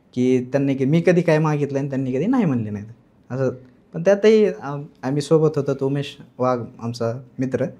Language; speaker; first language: Marathi; native; Marathi